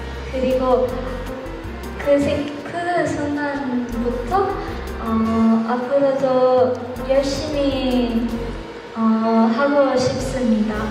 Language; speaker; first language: Korean; non-native, learner; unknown